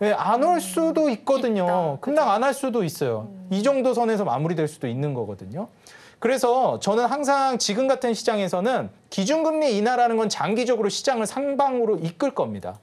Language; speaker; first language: Korean; native; Korean